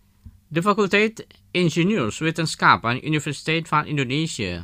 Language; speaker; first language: Dutch; non-native, fluent; Indonesian